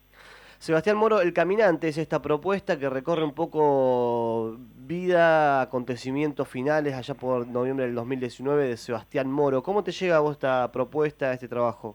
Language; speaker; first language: Spanish; native; Spanish